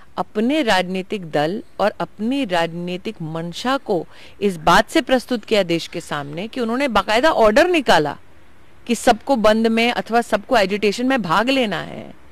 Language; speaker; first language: Hindi; native; Hindi